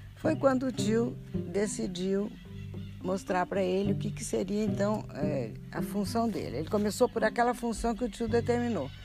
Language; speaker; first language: Portuguese; native; Portuguese